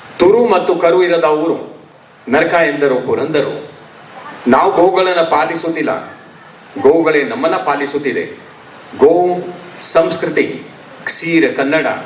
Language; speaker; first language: Kannada; non-native, local second language; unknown